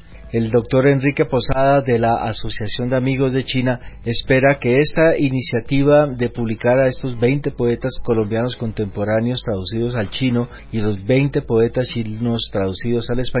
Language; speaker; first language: Spanish; native; Spanish